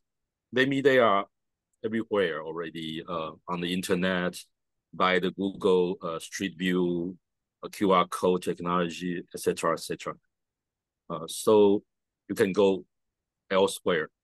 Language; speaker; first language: English; non-native, fluent; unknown